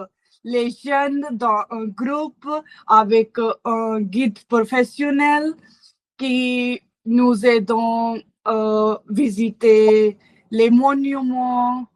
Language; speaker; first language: French; non-native, learner; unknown